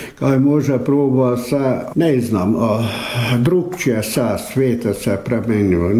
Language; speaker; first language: Serbian; early bilingual, heritage; Croatian